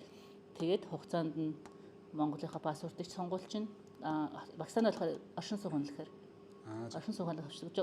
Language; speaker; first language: Mongolian; native; Mongolian